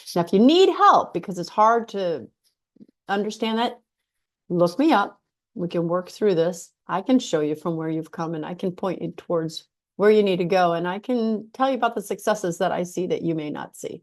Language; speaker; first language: English; native; English